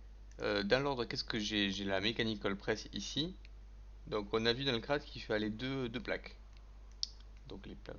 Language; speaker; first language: French; native; French